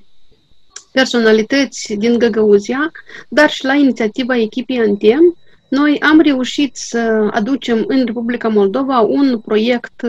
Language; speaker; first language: Romanian; non-native, local second language; Gagauz